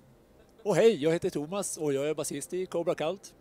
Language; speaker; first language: Swedish; native; Swedish